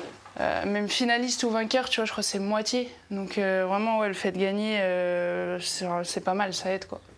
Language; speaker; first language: French; native; French